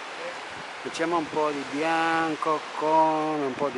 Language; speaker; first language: Italian; non-native, fluent; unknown